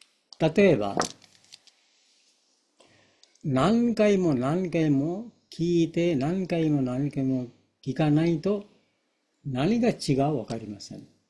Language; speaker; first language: Japanese; non-native, fluent; Bangla